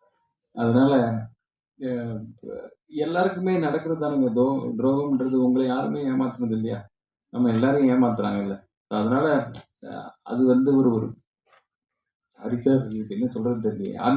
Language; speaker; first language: Tamil; native; Tamil